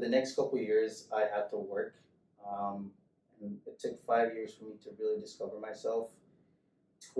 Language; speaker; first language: English; non-native, local second language; Yoruba